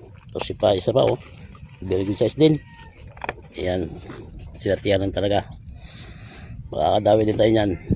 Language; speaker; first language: Filipino; native; Filipino